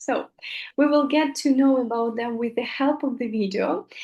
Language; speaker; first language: English; non-native, fluent; Russian